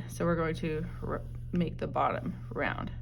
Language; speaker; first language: English; native; English